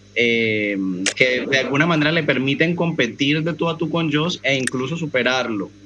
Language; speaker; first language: Spanish; native; Spanish